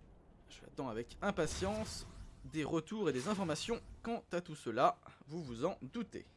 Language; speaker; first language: French; native; French